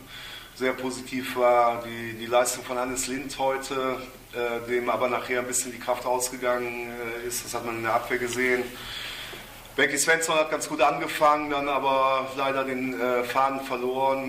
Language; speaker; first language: German; native; German